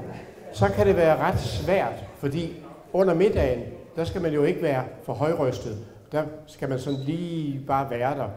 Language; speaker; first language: Danish; native; Danish